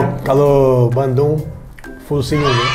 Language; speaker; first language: Indonesian; non-native, learner; Portuguese